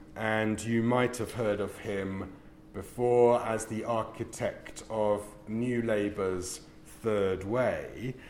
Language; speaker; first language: English; native; English